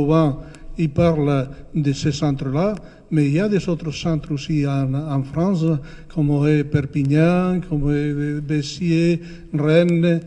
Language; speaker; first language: French; non-native, fluent; Spanish